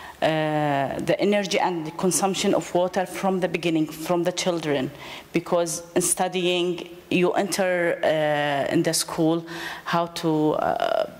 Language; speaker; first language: English; non-native, learner; Arabic